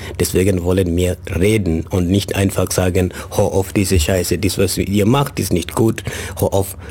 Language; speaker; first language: German; non-native, fluent; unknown